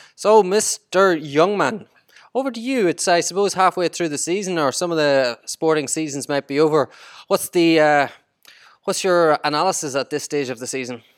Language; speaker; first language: English; native; English